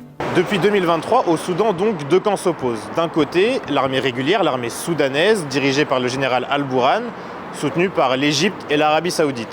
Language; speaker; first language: French; native; French